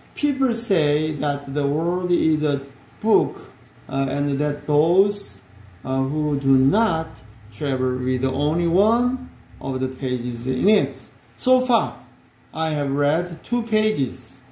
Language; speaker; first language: English; non-native, learner; Korean